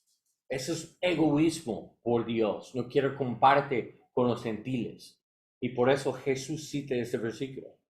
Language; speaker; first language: Spanish; non-native, learner; English